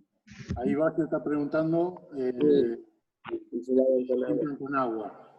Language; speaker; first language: Spanish; native; Spanish